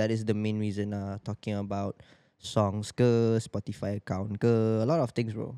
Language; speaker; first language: English; non-native, local second language; Malay